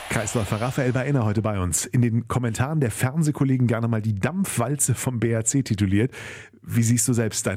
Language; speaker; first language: German; native; German